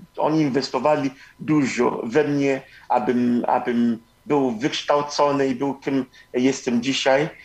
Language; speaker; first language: Polish; non-native, fluent; Igbo